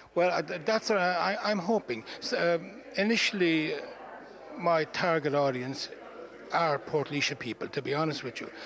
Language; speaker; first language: English; native; English